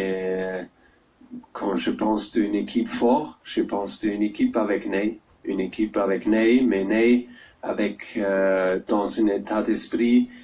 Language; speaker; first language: French; non-native, learner; German